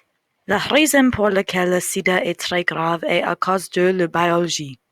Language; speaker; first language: French; non-native, learner; English